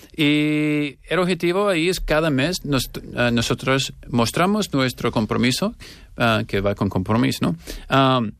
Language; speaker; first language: Spanish; non-native, fluent; English